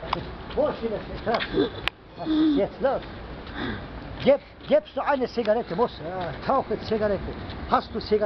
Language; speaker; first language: German; non-native, learner; Kurdish